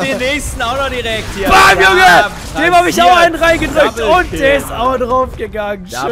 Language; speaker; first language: German; native; German